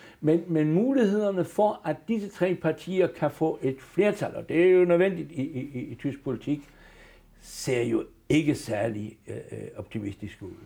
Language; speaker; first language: Danish; native; Danish